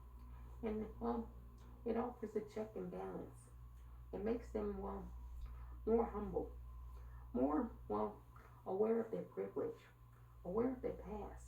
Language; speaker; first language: English; native; English